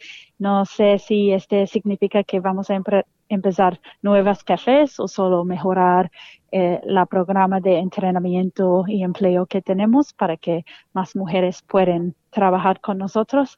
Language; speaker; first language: Spanish; non-native, fluent; English